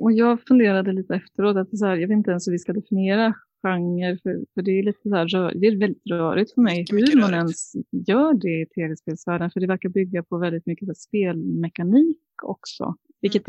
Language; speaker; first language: Swedish; native; Swedish